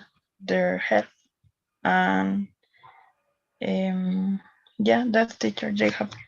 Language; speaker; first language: English; non-native, learner; Spanish